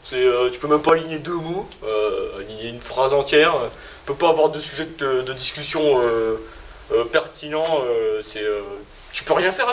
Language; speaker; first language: French; native; French